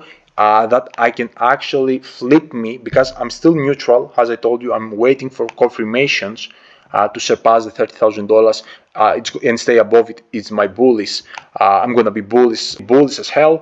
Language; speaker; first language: English; non-native, fluent; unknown